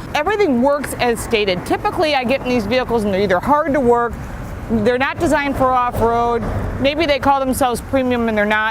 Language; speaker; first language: English; native; English